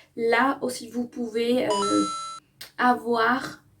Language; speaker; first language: French; non-native, fluent; Spanish